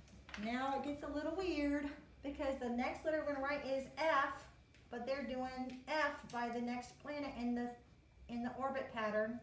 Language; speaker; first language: English; native; English